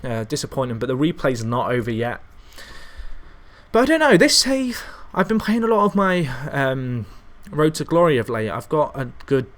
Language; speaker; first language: English; native; English